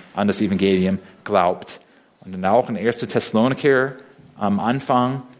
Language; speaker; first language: German; non-native, fluent; English